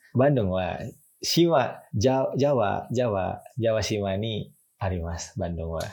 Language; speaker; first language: Japanese; non-native, fluent; Indonesian